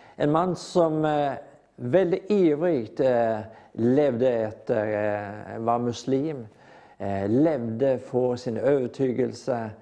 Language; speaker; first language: Swedish; non-native, fluent; Norwegian